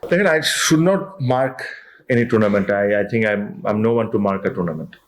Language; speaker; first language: English; non-native, local second language; Bangla